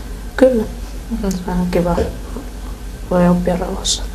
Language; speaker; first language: Finnish; early bilingual, other home language; Persian